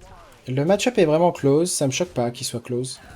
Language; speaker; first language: French; native; French